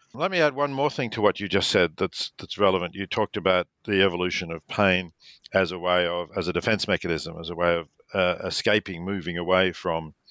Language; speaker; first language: English; native; English